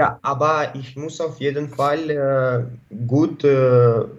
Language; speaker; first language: German; non-native, learner; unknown